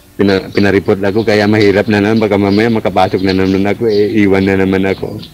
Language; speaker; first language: Filipino; non-native, local second language; Iloko